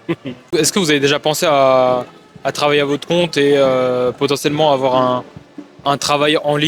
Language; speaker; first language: French; native; French